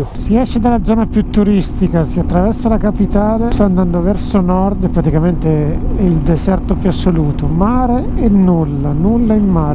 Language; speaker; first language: Italian; native; Italian